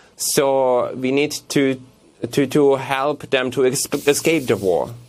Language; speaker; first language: English; non-native, fluent; Russian